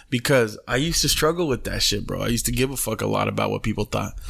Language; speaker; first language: English; early bilingual, other home language; Spanish